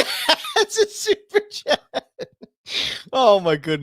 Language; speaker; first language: English; native; English